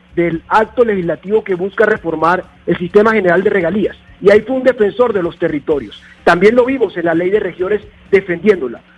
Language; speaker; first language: Spanish; native; Spanish